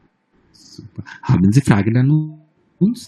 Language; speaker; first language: German; non-native, fluent; Bangla